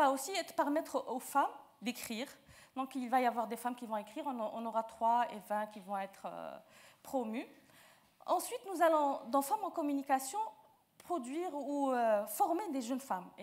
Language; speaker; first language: French; non-native, local second language; Arabic